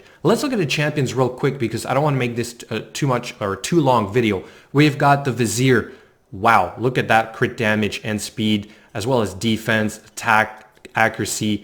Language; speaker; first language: English; native; English